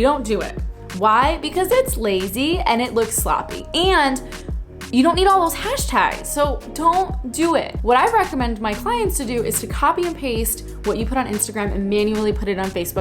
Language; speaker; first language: English; native; English